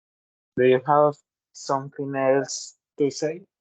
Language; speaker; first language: English; non-native, learner; Spanish